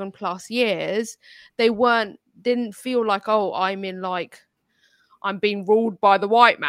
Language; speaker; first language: English; non-native, local second language; Urdu